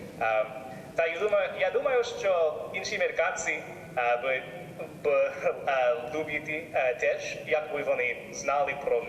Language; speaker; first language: Ukrainian; non-native, learner; English